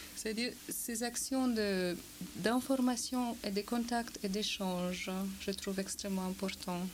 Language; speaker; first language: French; non-native, fluent; Polish